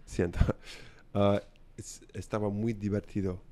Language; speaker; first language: Spanish; non-native, learner; English